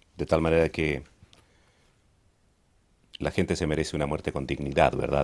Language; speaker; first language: Spanish; native; Spanish